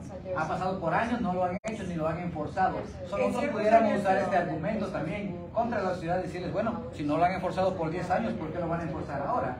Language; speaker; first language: Spanish; native; Spanish